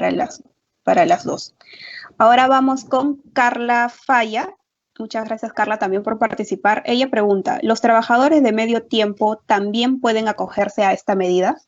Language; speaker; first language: Spanish; native; Spanish